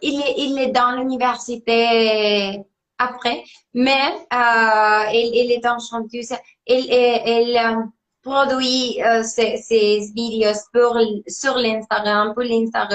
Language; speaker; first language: French; non-native, learner; Spanish